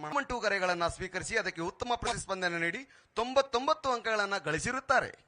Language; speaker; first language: Kannada; native; Kannada